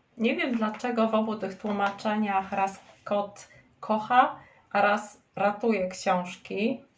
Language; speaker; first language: Polish; native; Polish